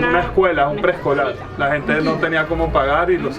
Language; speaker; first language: Spanish; native; Spanish